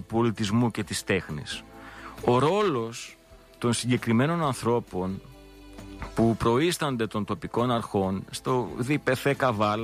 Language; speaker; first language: Greek; native; Greek